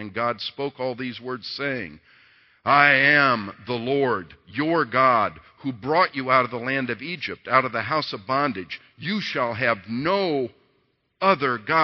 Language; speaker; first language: English; native; English